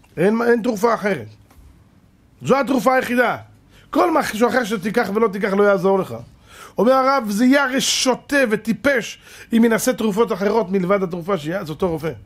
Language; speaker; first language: Hebrew; native; Hebrew